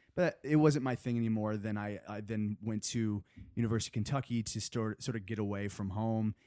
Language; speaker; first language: English; native; English